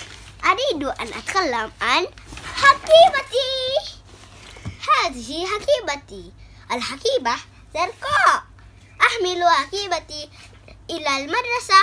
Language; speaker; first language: Arabic; non-native, learner; Malay